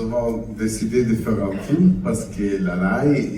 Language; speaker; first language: French; non-native, learner; Italian